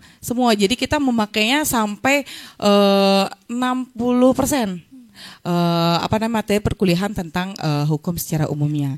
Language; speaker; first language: Indonesian; native; Indonesian